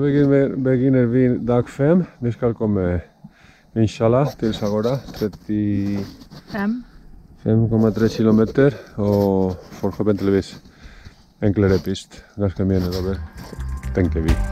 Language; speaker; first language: Norwegian; non-native, fluent; Spanish